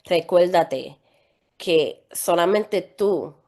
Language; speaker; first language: Spanish; early bilingual, other home language; English